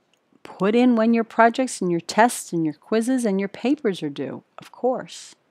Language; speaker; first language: English; native; English